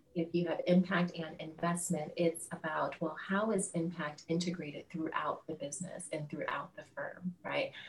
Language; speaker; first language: English; native; English